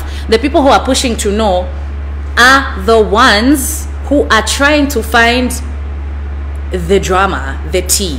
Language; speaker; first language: English; non-native, local second language; Bemba